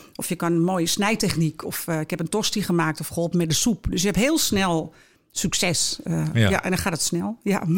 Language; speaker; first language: Dutch; native; Dutch